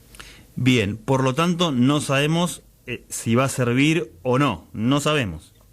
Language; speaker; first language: Spanish; native; Spanish